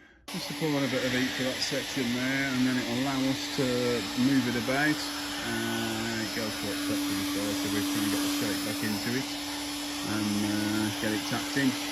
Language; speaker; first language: English; native; English